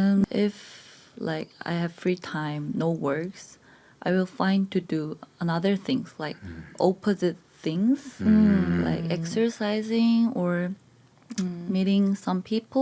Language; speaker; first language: English; non-native, learner; Korean